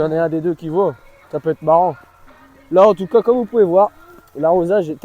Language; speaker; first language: French; native; French